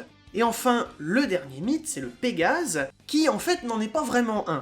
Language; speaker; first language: French; native; French